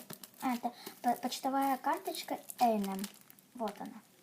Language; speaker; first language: Russian; native; Russian